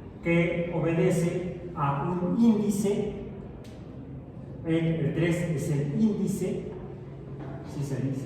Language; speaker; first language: Spanish; native; Spanish